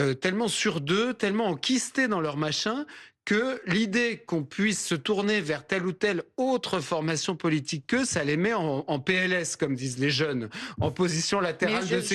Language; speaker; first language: French; native; French